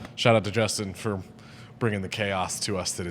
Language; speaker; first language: English; native; English